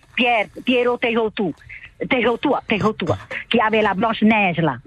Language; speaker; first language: French; native; French